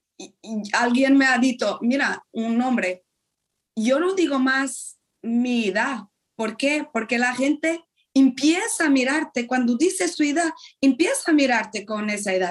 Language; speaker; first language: Spanish; non-native, fluent; Portuguese